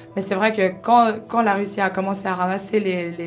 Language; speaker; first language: French; non-native, fluent; Ukrainian